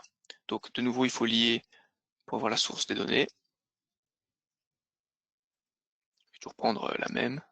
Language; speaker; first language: French; native; French